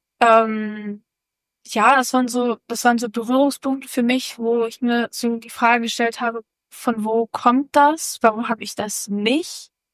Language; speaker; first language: German; native; German